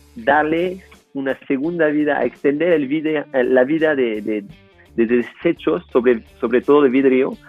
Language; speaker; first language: Spanish; non-native, fluent; French